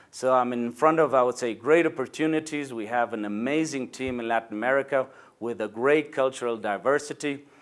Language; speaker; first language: English; non-native, fluent; Spanish